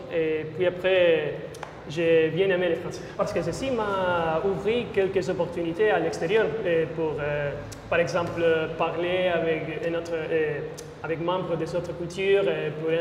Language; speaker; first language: French; non-native, fluent; Spanish